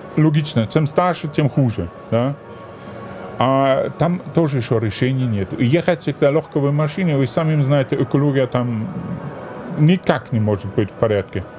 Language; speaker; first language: Russian; non-native, fluent; German